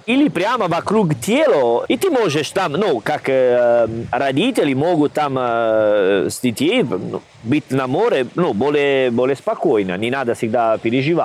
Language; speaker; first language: Russian; non-native, learner; Italian